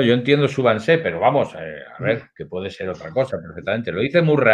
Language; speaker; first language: Spanish; native; Spanish